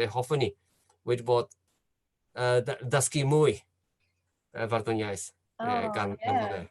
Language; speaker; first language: Welsh; non-native, fluent; Japanese